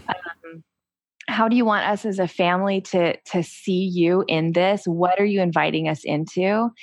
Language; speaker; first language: English; native; English